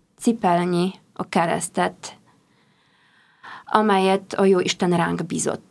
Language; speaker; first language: Hungarian; non-native, fluent; Polish